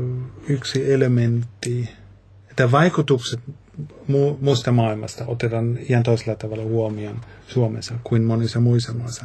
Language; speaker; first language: Finnish; non-native, fluent; German